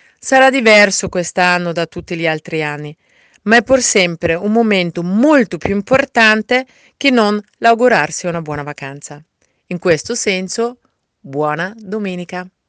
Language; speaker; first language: Italian; non-native, fluent; German